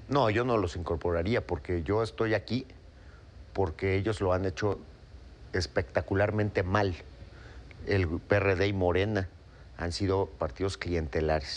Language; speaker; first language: Spanish; native; Spanish